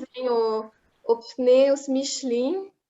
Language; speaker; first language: Portuguese; non-native, fluent; French